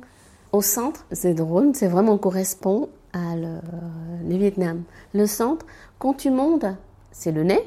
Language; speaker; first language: French; non-native, learner; Vietnamese